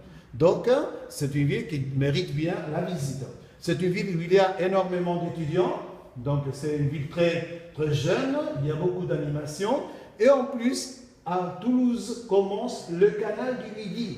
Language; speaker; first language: French; non-native, fluent; Spanish